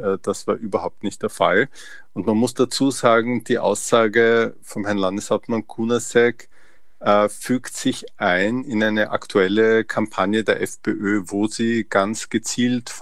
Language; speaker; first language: German; native; German